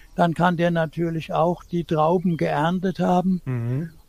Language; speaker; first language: German; native; German